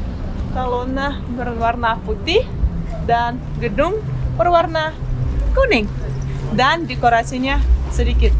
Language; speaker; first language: Indonesian; non-native, fluent; Russian